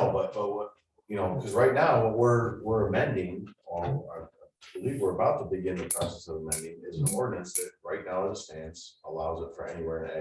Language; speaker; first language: English; native; English